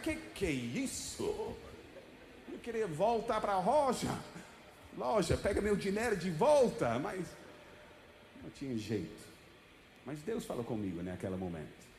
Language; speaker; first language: Portuguese; non-native, fluent; English